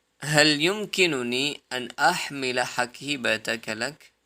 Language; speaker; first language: Arabic; non-native, fluent; Urdu